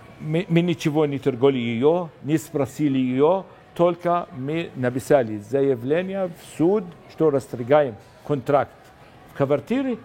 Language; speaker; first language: Russian; non-native, learner; Arabic